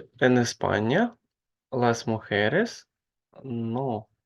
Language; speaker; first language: Spanish; non-native, learner; Ukrainian